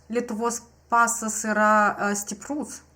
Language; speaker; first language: Lithuanian; non-native, learner; Russian